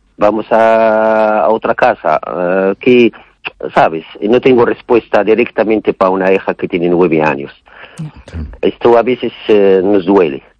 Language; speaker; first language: Spanish; non-native, fluent; Arabic